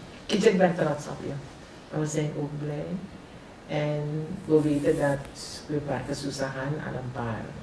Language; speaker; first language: Dutch; non-native, local second language; Javanese